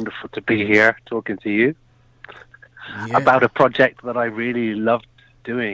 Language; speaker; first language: English; native; English